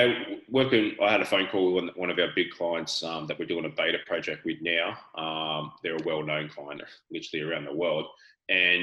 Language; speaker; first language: English; native; English